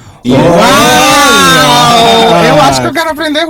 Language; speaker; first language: Portuguese; native; Portuguese